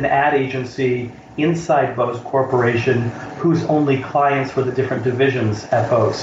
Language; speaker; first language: English; native; English